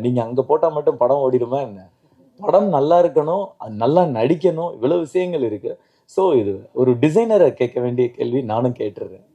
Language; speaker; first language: Tamil; native; Tamil